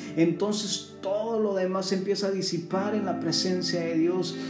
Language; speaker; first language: Spanish; early bilingual, heritage; Spanish